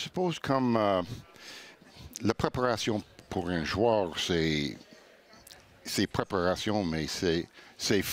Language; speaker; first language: French; non-native, fluent; English